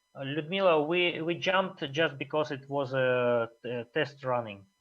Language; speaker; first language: English; non-native, fluent; Russian